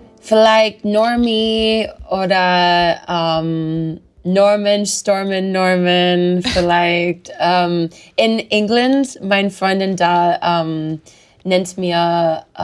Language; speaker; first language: German; non-native, learner; English